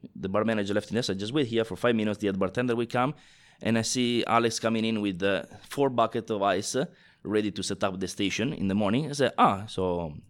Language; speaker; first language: English; non-native, fluent; Italian